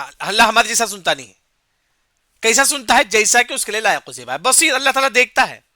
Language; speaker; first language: Urdu; native; Urdu